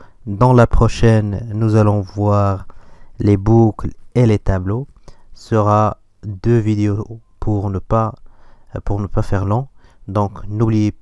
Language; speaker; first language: French; non-native, local second language; Arabic